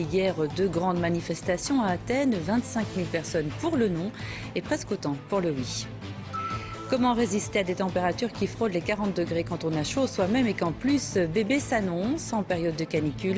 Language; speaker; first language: French; native; French